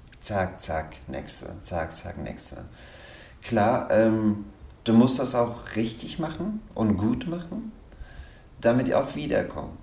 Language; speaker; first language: German; non-native, fluent; Persian